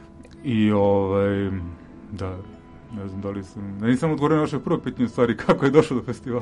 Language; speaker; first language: Serbian; native; Serbian